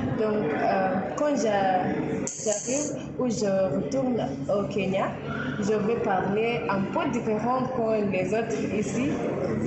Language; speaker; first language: French; non-native, learner; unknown